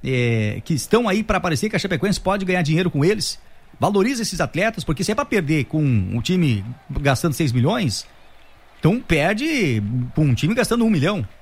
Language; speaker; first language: Portuguese; native; Portuguese